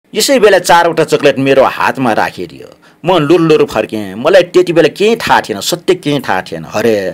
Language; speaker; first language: Nepali; native; Nepali